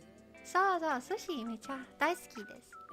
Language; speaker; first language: Japanese; non-native, learner; Chinese